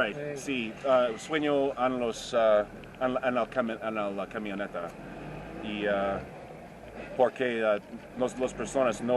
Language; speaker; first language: Spanish; non-native, learner; English